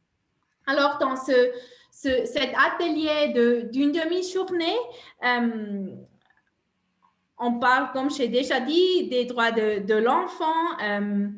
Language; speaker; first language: French; non-native, local second language; German